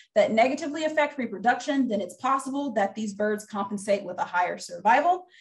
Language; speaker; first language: English; native; English